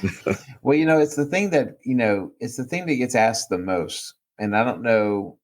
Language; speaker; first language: English; native; English